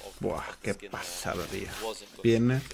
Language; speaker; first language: Spanish; native; Spanish